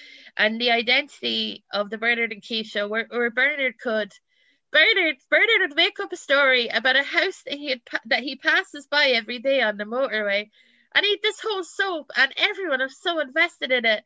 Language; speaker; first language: English; native; English